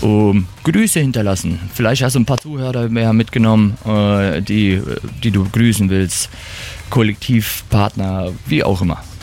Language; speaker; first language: German; native; German